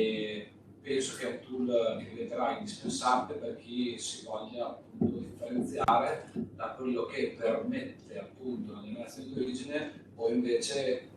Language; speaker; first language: Italian; native; Italian